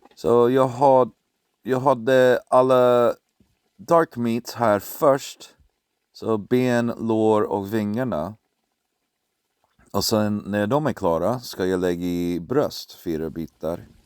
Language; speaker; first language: Swedish; non-native, fluent; English